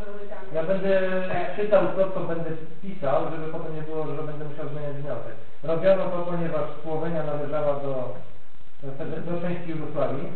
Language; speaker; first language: Polish; native; Polish